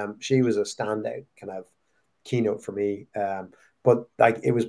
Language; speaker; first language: English; native; English